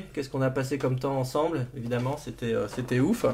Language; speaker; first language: French; native; French